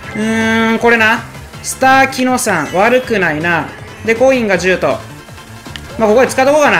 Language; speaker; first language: Japanese; native; Japanese